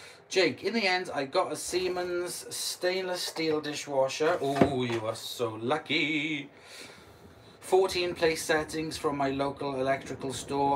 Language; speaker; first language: English; native; English